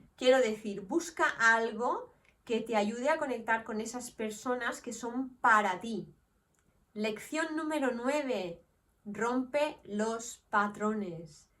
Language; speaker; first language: Spanish; native; Spanish